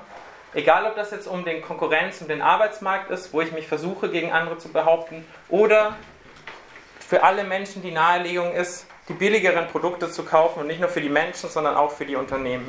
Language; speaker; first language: German; native; German